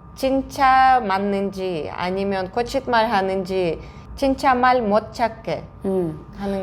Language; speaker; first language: Korean; non-native, fluent; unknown